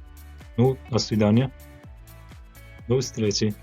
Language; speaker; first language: Russian; non-native, fluent; Turkmen